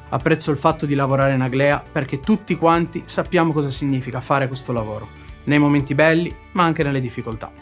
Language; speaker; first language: Italian; native; Italian